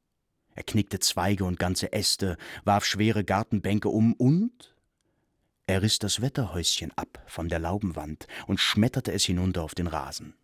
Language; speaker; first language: German; native; German